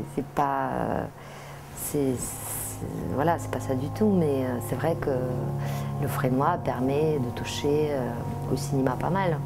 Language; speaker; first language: French; native; French